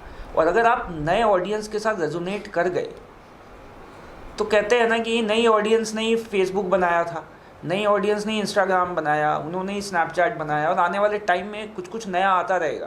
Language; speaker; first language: Hindi; native; Hindi